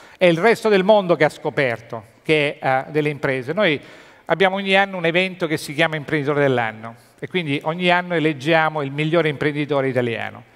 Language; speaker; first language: Italian; native; Italian